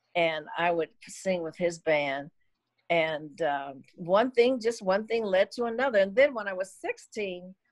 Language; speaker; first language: English; native; English